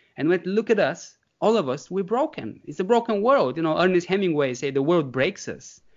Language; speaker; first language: English; non-native, fluent; Bulgarian